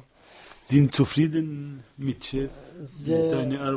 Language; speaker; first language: German; non-native, learner; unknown